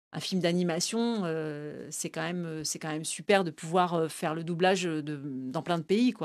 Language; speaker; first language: French; native; French